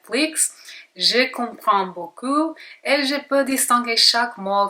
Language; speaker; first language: French; non-native, learner; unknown